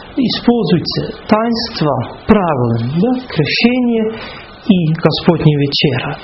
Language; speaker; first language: Russian; non-native, fluent; Dutch